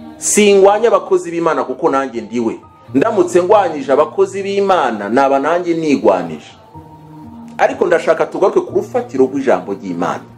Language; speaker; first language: Kinyarwanda; early bilingual, heritage; Kinyarwanda